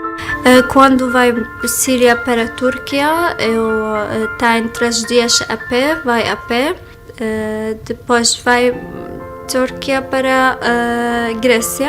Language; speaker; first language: Portuguese; non-native, learner; Arabic